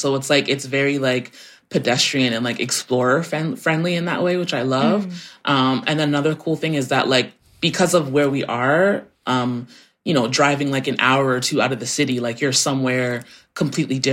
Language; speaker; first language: English; native; English